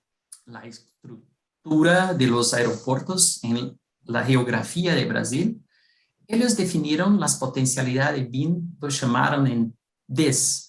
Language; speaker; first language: Spanish; non-native, fluent; Portuguese